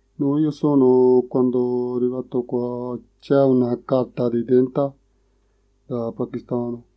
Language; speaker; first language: Italian; non-native, learner; Punjabi